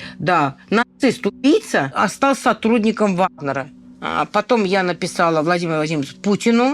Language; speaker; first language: Russian; native; Russian